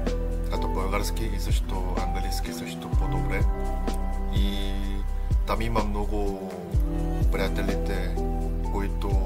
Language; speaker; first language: Bulgarian; non-native, learner; Korean